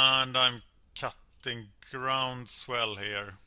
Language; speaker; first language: English; non-native, fluent; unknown